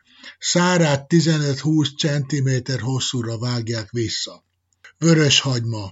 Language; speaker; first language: Hungarian; native; Hungarian